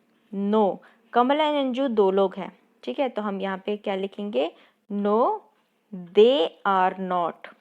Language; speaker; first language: Hindi; non-native, local second language; Punjabi